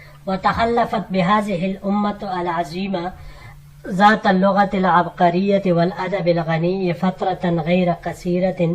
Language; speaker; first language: Arabic; non-native, fluent; Urdu